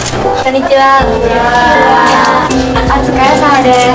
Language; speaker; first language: Japanese; non-native, learner; Indonesian